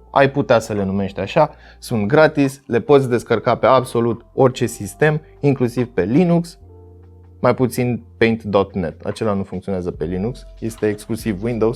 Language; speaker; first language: Romanian; native; Romanian